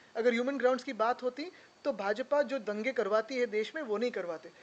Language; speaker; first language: Hindi; non-native, local second language; Marathi